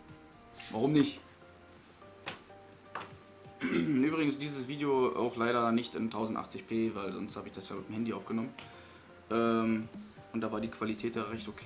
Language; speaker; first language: German; native; German